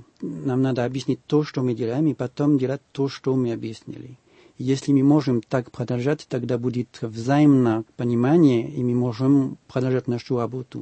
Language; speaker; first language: Russian; non-native, fluent; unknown